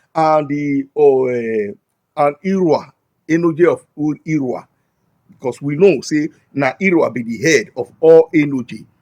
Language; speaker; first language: Nigerian Pidgin; non-native, local second language; Bini